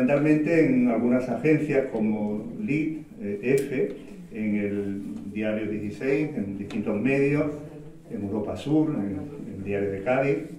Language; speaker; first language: Spanish; native; Spanish